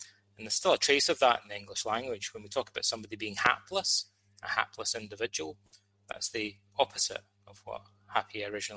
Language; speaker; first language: English; native; English